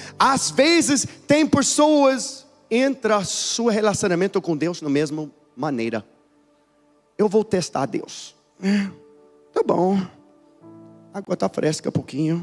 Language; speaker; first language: Portuguese; non-native, learner; English